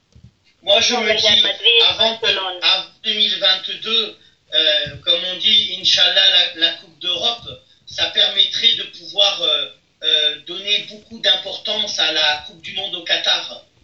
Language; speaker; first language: French; native; French